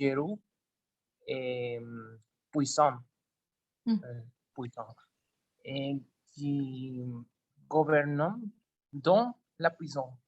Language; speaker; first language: French; non-native, learner; Spanish